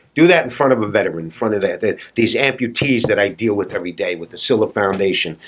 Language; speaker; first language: English; native; English